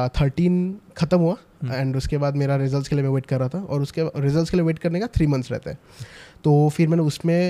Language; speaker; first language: Hindi; non-native, local second language; Assamese